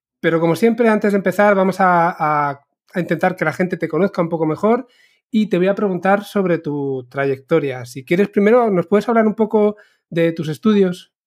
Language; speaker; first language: Spanish; native; Spanish